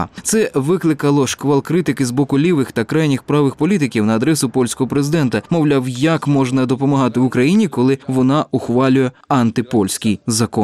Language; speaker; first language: Ukrainian; native; Ukrainian